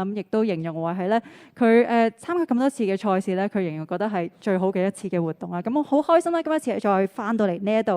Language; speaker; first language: Cantonese; native; Cantonese